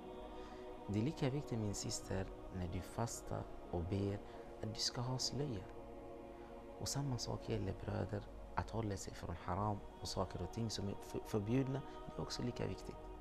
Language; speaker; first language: Swedish; non-native, fluent; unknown